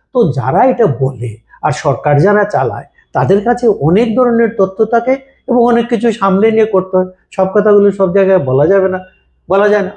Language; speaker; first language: Bangla; native; Bangla